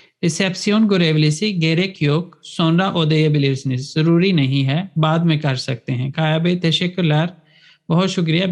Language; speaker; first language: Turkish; non-native, fluent; Urdu